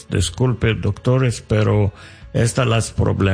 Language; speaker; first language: Spanish; non-native, learner; English